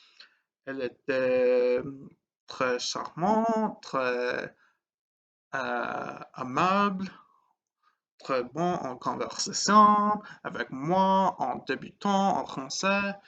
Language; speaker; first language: French; non-native, learner; English